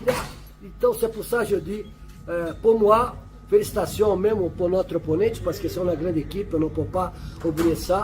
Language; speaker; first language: French; non-native, learner; Portuguese